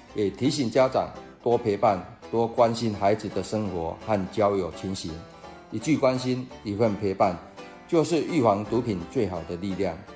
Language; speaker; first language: Chinese; native; Chinese